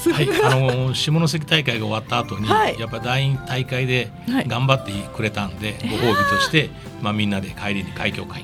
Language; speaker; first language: Japanese; native; Japanese